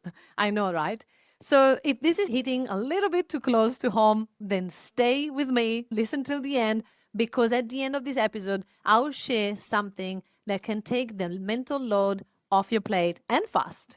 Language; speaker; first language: English; non-native, fluent; Italian